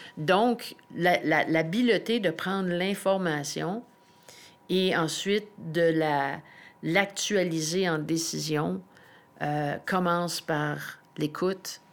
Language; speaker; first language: French; native; French